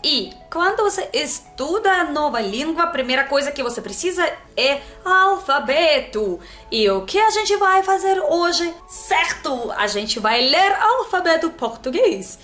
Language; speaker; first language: Portuguese; non-native, learner; Russian